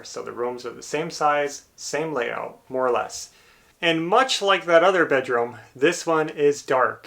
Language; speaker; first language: English; native; English